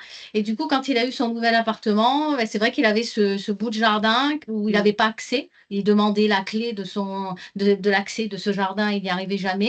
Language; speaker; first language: French; native; French